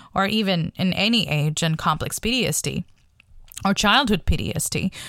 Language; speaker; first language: English; non-native, local second language; Bangla